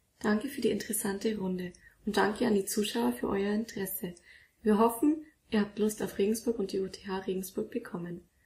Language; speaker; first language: German; native; German